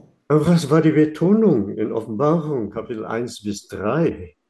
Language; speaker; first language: German; non-native, fluent; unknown